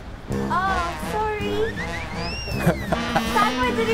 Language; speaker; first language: Korean; non-native, learner; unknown